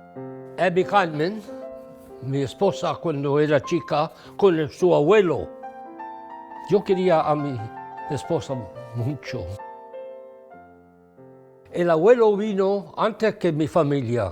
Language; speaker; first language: Spanish; early bilingual, heritage; English